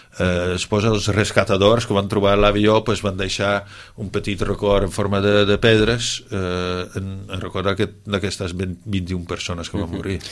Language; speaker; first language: Catalan; non-native, fluent; Dutch